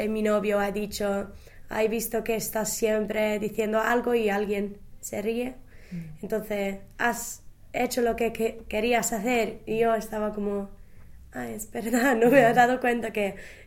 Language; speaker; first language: Spanish; non-native, fluent; English